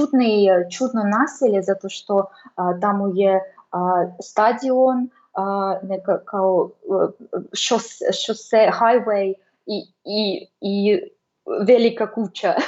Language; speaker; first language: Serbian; non-native, learner; Russian